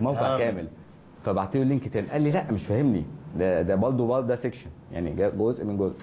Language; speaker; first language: Arabic; native; Arabic